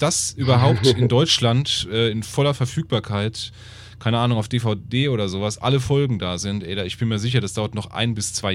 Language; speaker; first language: German; native; German